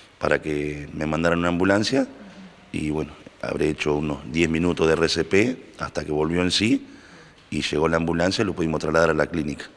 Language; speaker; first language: Spanish; native; Spanish